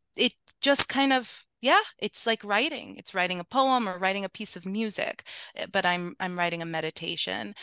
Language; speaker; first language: English; early bilingual, other home language; Spanish